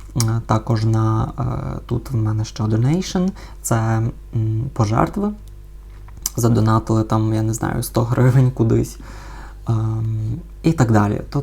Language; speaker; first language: Ukrainian; non-native, local second language; Russian